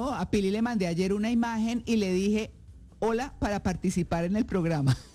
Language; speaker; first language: Spanish; native; Spanish